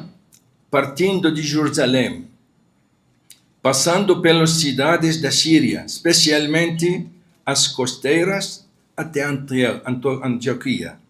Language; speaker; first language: Portuguese; non-native, fluent; Arabic